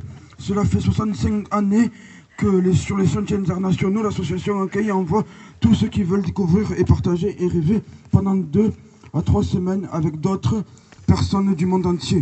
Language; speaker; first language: French; native; French